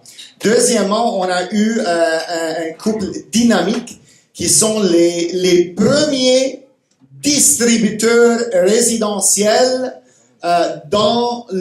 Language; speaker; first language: French; non-native, fluent; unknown